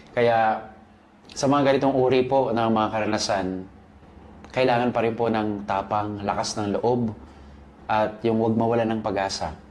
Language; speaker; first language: Filipino; native; Filipino